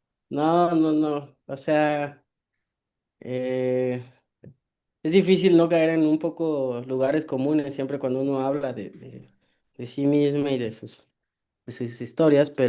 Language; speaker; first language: Spanish; native; Spanish